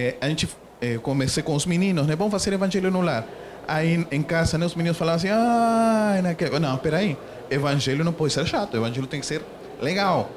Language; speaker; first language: Portuguese; non-native, fluent; Spanish